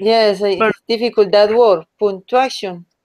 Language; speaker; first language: English; non-native, learner; Spanish